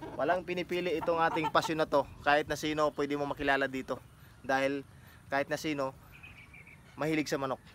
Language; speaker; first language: Filipino; non-native, local second language; Cebuano